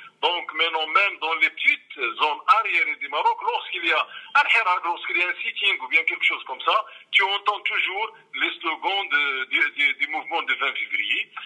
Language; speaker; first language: French; non-native, local second language; Arabic